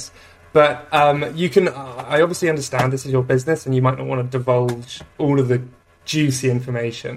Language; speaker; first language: English; native; English